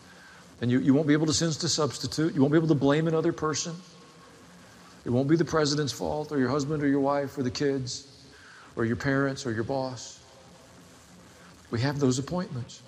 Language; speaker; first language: English; native; English